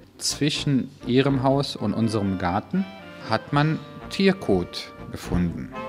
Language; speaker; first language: German; non-native, fluent; Bosnian